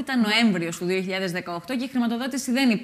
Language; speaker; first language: Greek; native; Greek